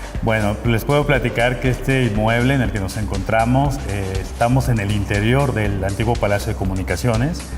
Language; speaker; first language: Spanish; native; Spanish